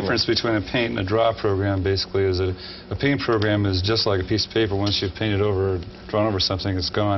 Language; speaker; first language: English; native; English